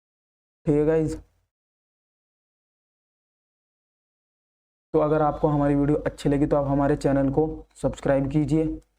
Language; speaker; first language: Hindi; native; Hindi